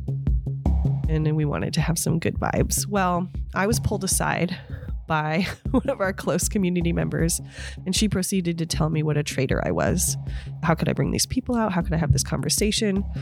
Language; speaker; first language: English; native; English